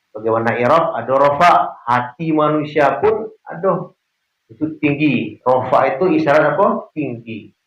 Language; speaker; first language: Malay; non-native, local second language; Minangkabau